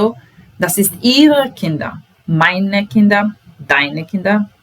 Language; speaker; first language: German; non-native, fluent; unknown